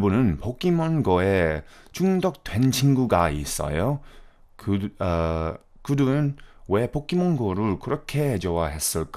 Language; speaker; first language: Korean; non-native, fluent; English